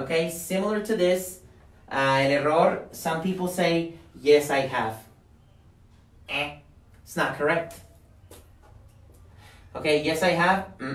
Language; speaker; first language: English; non-native, fluent; Spanish